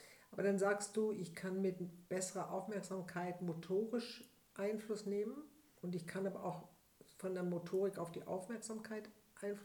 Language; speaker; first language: German; native; German